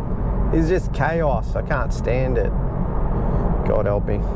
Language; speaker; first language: English; native; English